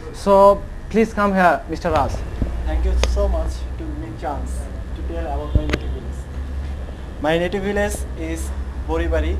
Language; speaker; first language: English; non-native, learner; Bangla